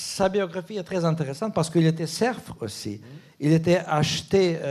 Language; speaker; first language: French; non-native, fluent; Ukrainian